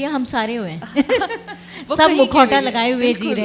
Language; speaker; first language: Hindi; native; Hindi